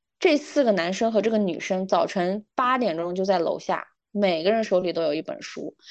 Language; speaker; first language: Chinese; non-native, local second language; Uyghur